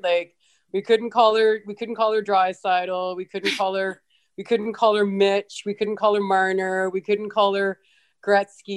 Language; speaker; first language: English; native; English